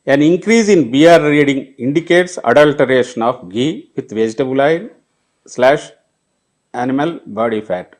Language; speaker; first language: English; non-native, local second language; Telugu